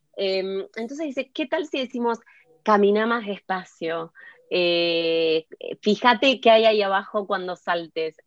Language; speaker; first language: Spanish; native; Spanish